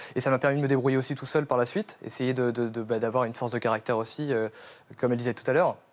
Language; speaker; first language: French; native; French